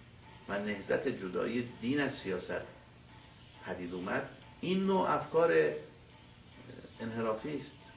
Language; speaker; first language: Persian; native; Persian